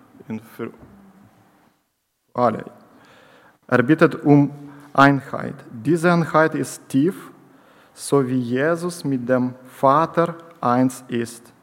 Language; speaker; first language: German; non-native, learner; Ukrainian